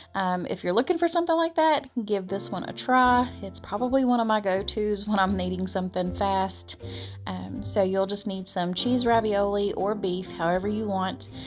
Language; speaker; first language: English; native; English